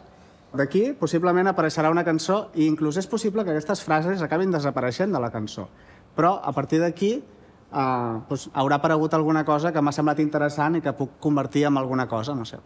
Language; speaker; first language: Catalan; native; Catalan